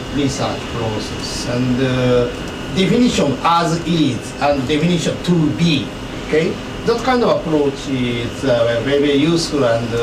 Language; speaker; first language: English; non-native, fluent; Japanese